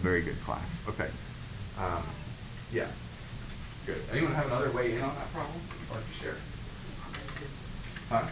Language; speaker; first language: English; native; English